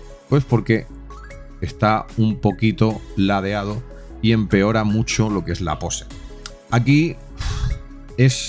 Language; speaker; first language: Spanish; native; Spanish